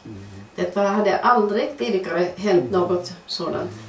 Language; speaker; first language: Swedish; non-native, fluent; Finnish